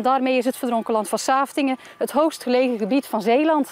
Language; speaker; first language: Dutch; native; Dutch